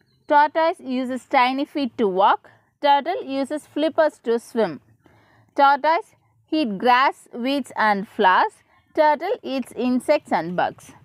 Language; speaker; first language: English; non-native, local second language; Tamil